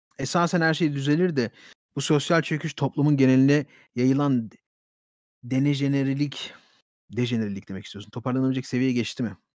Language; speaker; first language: Turkish; early bilingual, heritage; Turkish